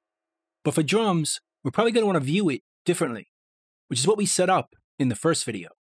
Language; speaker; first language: English; native; English